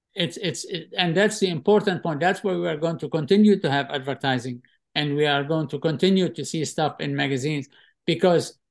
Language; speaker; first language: English; non-native, fluent; Arabic